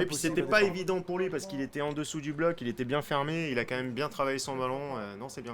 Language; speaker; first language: French; native; French